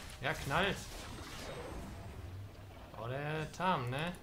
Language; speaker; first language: German; native; German